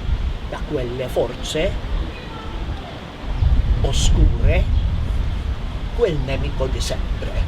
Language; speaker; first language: Italian; non-native, fluent; Maltese